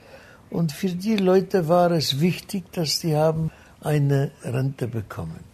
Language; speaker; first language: German; non-native, fluent; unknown